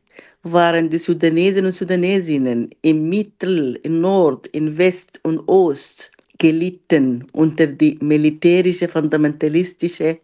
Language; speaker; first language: German; non-native, fluent; Arabic